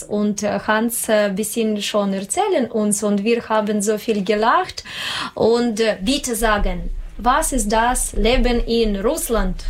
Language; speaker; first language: German; non-native, learner; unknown